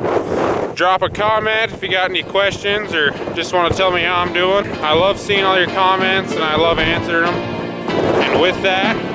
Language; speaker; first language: English; native; English